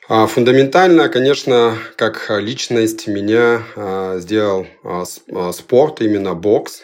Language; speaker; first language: Russian; early bilingual, other home language; Georgian